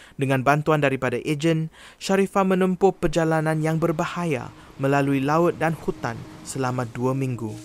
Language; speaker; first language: Malay; native; Malay